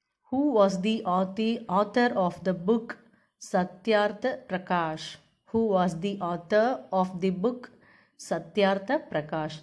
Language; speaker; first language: English; non-native, local second language; Tamil